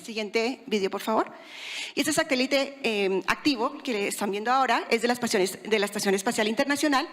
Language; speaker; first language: Spanish; native; Spanish